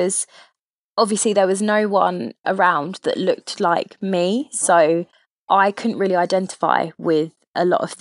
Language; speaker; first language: English; native; English